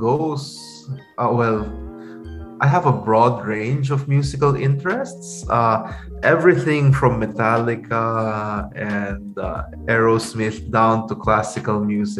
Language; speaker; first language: English; non-native, local second language; Pampanga